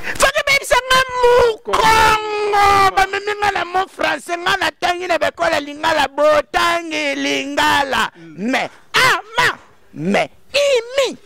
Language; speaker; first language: Lingala; native; Lingala